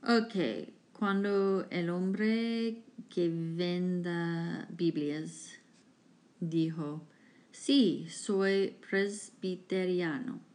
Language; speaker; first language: Spanish; non-native, learner; English